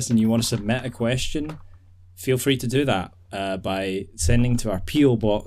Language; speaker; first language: English; native; English